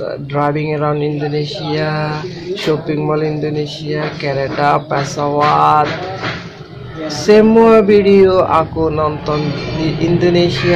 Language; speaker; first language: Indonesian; non-native, learner; Bangla